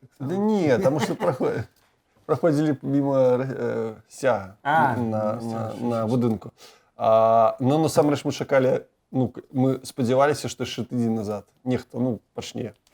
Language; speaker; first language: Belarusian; native; Belarusian